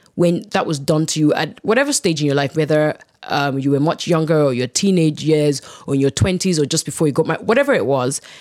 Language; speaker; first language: English; non-native, local second language; Yoruba